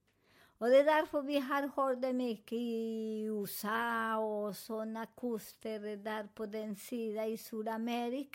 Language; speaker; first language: Swedish; non-native, learner; Spanish